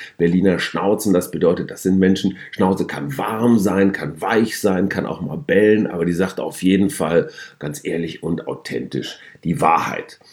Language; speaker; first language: German; native; German